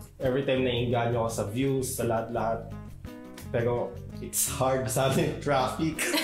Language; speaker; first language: Filipino; native; Filipino